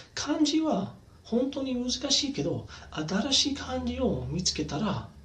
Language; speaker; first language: Japanese; non-native, learner; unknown